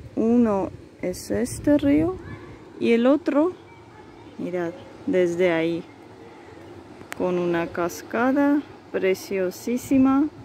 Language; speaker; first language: Spanish; non-native, fluent; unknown